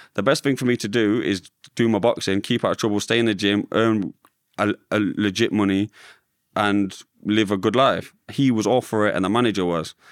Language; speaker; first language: English; native; English